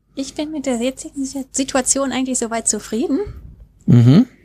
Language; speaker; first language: German; native; German